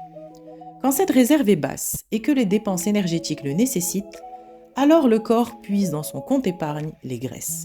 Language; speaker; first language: French; native; French